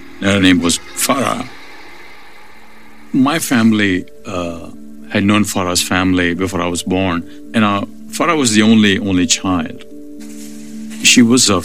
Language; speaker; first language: English; non-native, local second language; Urdu